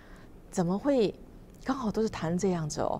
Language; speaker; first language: Chinese; native; Chinese